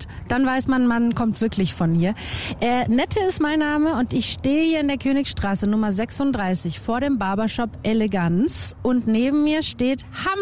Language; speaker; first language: German; native; German